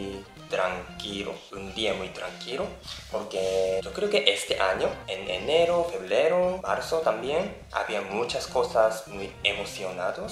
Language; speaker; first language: Spanish; non-native, learner; Japanese